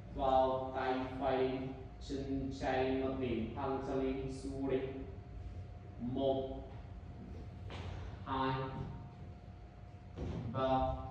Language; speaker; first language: Vietnamese; non-native, learner; Indonesian